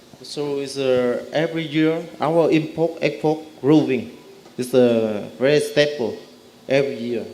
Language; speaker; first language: English; non-native, learner; Vietnamese